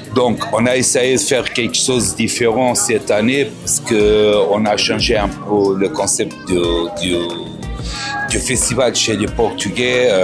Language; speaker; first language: French; early bilingual, other home language; Portuguese